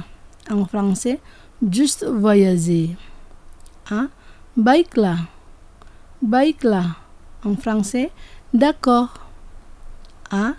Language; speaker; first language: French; non-native, fluent; Indonesian